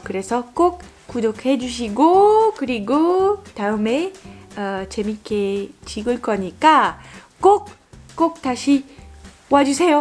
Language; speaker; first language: Korean; non-native, fluent; French